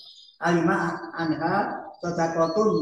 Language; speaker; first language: Arabic; non-native, learner; Indonesian